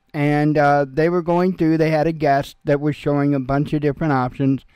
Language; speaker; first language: English; native; English